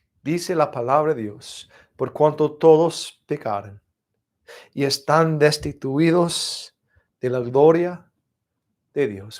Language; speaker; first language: Spanish; non-native, fluent; English